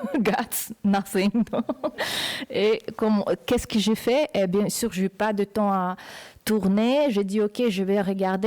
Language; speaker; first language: French; non-native, fluent; Uzbek